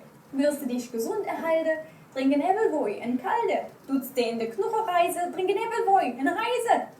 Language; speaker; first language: German; native; German